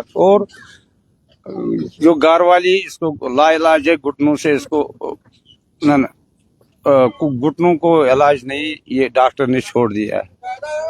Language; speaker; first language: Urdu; non-native, local second language; Kashmiri